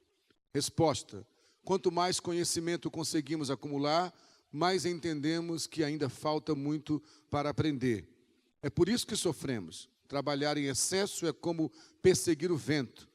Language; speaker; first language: Portuguese; native; Portuguese